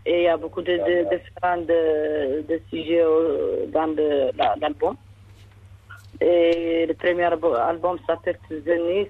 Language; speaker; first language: French; non-native, learner; Arabic